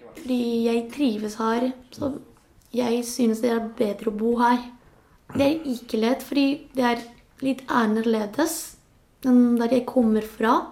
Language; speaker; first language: Norwegian; non-native, local second language; Spanish